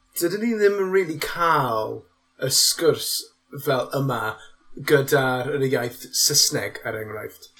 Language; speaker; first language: Welsh; non-native, local second language; English